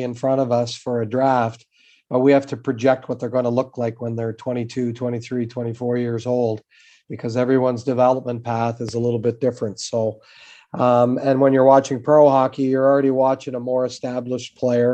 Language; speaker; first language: English; native; English